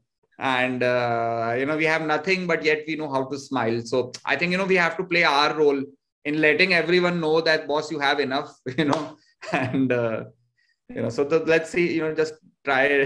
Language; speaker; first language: English; non-native, local second language; Hindi